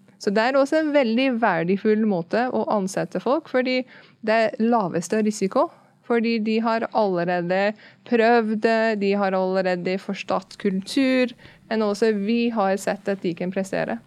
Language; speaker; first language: Norwegian; non-native, fluent; English